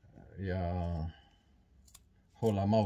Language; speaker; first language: Swedish; non-native, learner; Romanian